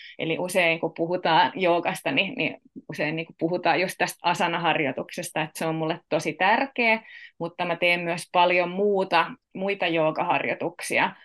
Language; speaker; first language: Finnish; native; Finnish